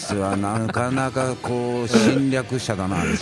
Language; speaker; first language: Japanese; native; Japanese